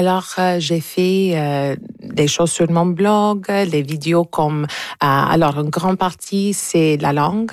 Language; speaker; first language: French; non-native, local second language; English